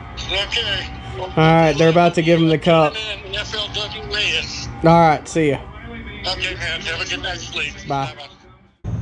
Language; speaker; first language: English; native; English